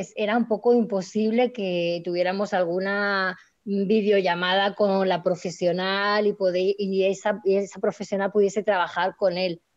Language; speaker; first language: Spanish; native; Spanish